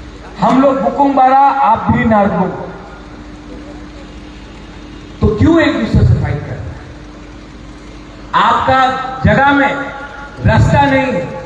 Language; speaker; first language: Hindi; non-native, local second language; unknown